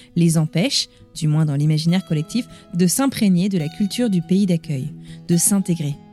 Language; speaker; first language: French; native; French